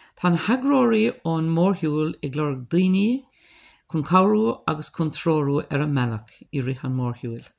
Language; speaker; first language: Irish; non-native, local second language; English